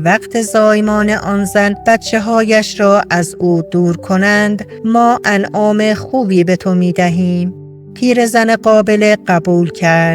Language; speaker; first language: Persian; native; Persian